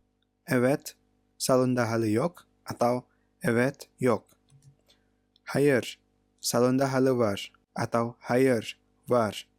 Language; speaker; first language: Turkish; non-native, fluent; Indonesian